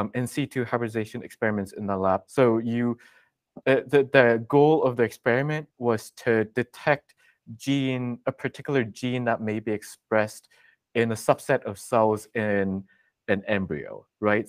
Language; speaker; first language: English; non-native, local second language; Cantonese